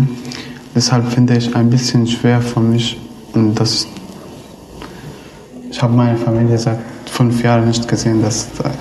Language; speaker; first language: German; non-native, learner; Arabic